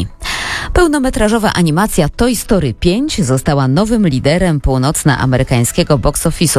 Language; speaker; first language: Polish; native; Polish